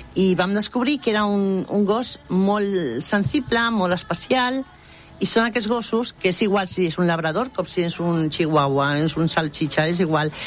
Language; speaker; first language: Catalan; non-native, local second language; Spanish